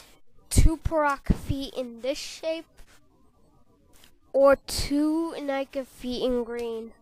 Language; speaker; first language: English; native; English